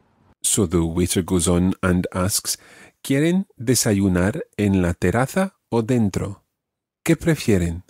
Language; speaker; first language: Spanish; non-native, fluent; English